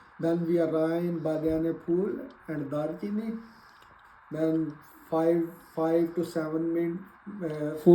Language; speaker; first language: English; non-native, learner; Urdu